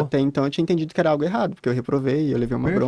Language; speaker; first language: Portuguese; native; Portuguese